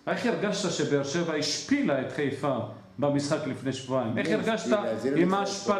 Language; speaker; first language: Hebrew; native; Hebrew